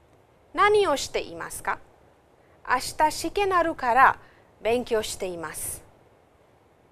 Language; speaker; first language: Japanese; non-native, fluent; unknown